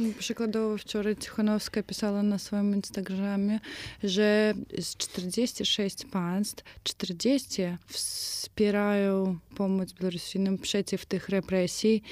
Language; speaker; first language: Polish; non-native, fluent; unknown